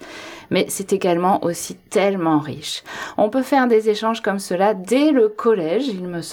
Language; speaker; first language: French; native; French